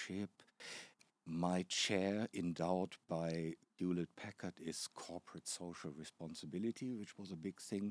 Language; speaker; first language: English; non-native, fluent; German